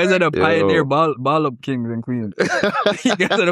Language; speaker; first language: English; native; English